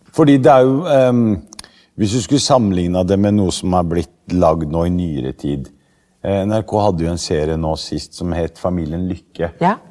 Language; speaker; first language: Norwegian; early bilingual, other home language; Arabic